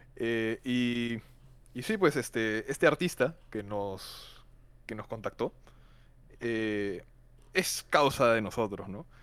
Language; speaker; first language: Spanish; native; Spanish